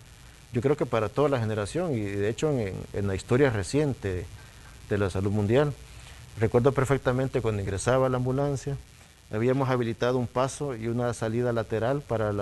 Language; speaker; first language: Spanish; native; Spanish